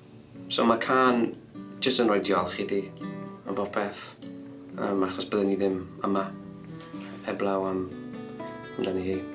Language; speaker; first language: Welsh; native; Welsh